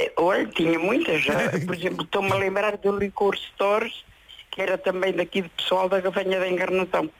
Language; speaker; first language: Portuguese; native; Portuguese